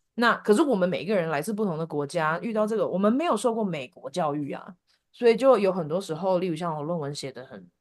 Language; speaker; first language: Chinese; native; Chinese